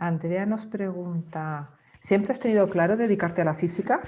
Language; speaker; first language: Spanish; native; Spanish